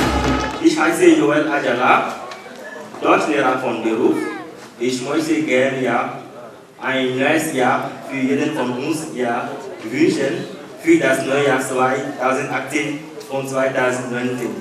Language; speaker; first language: German; non-native, fluent; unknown